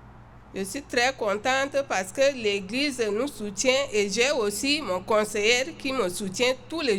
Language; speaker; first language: French; non-native, local second language; Sango